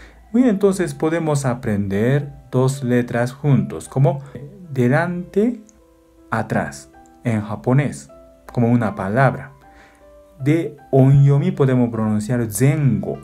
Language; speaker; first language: Spanish; non-native, fluent; Japanese